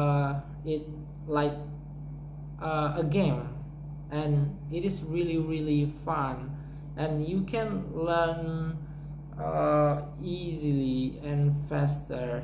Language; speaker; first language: English; non-native, learner; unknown